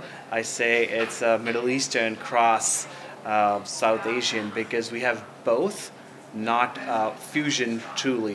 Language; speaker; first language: English; non-native, local second language; Hindi